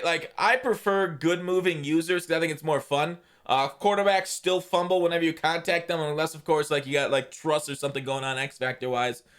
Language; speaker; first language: English; native; English